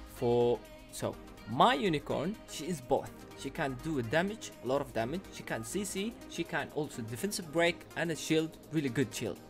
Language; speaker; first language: English; non-native, fluent; Arabic